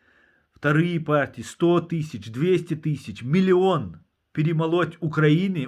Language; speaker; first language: Russian; non-native, local second language; Chechen